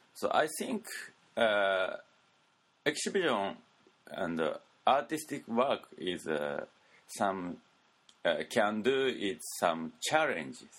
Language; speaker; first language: English; non-native, learner; Japanese